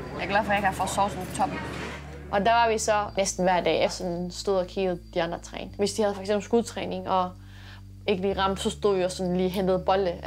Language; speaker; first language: Danish; early bilingual, other home language; Persian